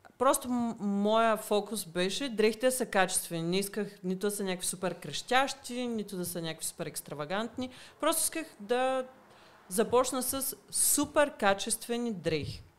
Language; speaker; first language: Bulgarian; early bilingual, heritage; Bulgarian